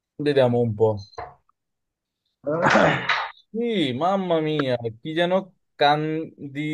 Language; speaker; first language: Italian; non-native, learner; Bangla